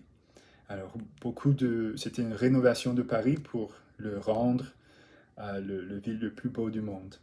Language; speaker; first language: French; non-native, learner; English